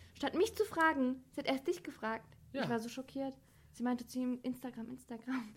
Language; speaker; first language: German; native; German